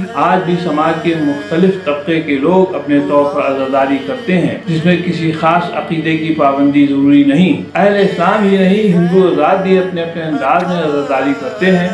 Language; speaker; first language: Urdu; native; Urdu